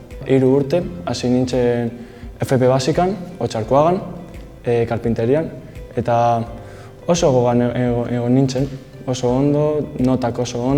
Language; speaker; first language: Basque; non-native, local second language; Spanish